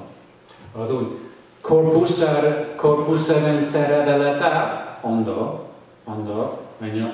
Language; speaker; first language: Basque; non-native, fluent; English